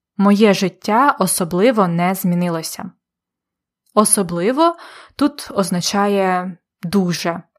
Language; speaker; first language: Ukrainian; native; Ukrainian